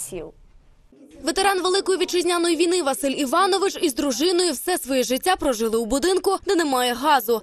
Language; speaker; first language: Ukrainian; native; Ukrainian